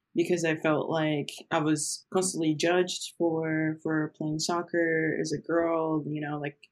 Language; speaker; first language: English; early bilingual, other home language; Portuguese